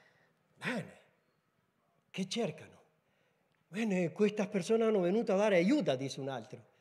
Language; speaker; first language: Italian; non-native, learner; Spanish